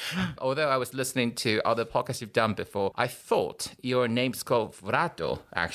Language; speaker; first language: English; non-native, fluent; Chinese